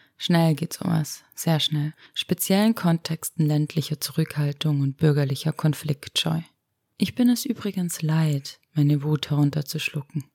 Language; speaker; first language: German; early bilingual, other home language; Romanian